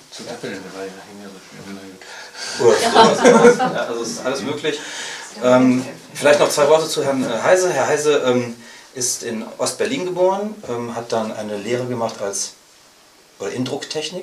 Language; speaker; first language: German; native; German